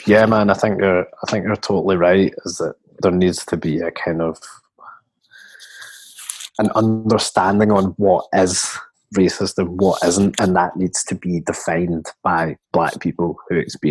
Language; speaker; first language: English; native; English